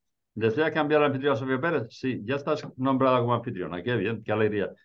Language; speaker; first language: Spanish; native; Spanish